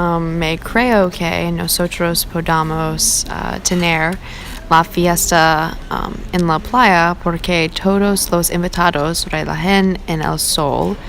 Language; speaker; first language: Spanish; non-native, learner; English